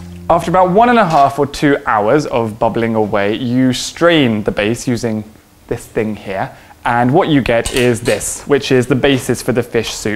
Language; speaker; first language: English; native; English